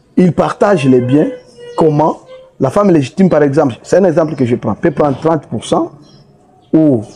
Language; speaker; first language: French; non-native, local second language; Swahili